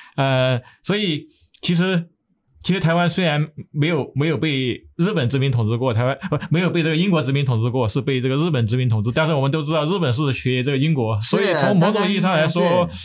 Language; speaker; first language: Chinese; native; Chinese